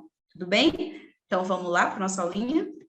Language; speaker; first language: Portuguese; native; Portuguese